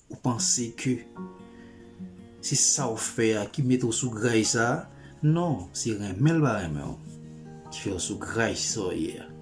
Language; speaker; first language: French; non-native, local second language; Haitian Creole